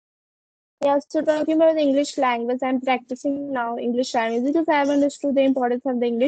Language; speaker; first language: English; non-native, learner; Hindi